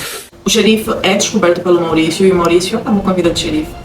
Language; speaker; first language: Portuguese; native; Portuguese